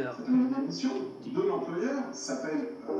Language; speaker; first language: French; native; French